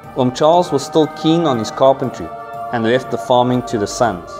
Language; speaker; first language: English; native; English